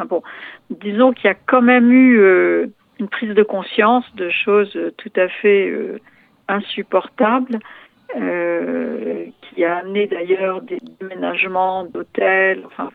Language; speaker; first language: French; native; French